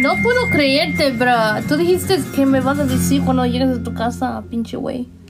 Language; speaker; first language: Spanish; early bilingual, heritage; Spanish